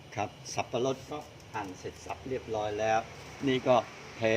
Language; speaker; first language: Thai; non-native, fluent; Chinese